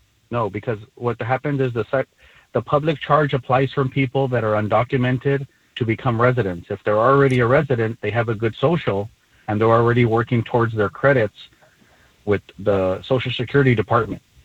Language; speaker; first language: English; early bilingual, other home language; Spanish